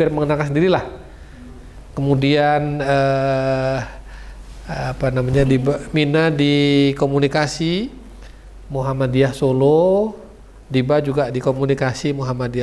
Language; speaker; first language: Indonesian; native; Indonesian